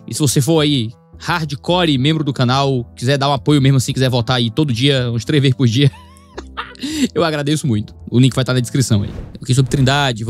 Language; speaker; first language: Portuguese; native; Portuguese